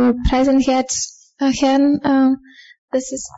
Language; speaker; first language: German; non-native, fluent; Bulgarian